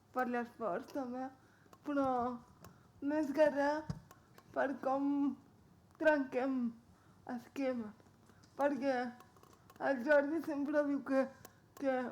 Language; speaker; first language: Catalan; non-native, local second language; Spanish